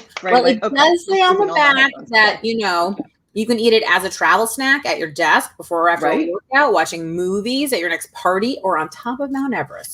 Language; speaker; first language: English; native; English